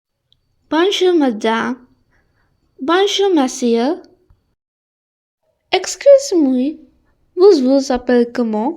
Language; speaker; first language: French; non-native, learner; Sinhala